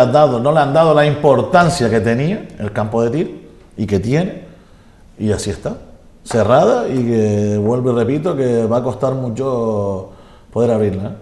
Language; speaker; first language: Spanish; native; Spanish